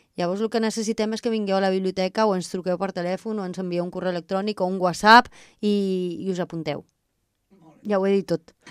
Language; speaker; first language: Catalan; non-native, local second language; Spanish